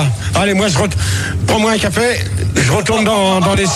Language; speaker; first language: French; native; French